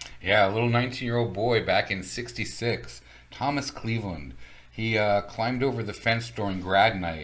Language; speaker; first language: English; native; English